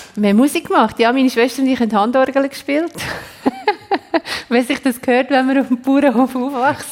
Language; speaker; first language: German; native; German